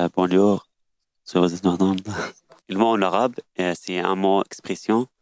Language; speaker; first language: French; non-native, learner; Arabic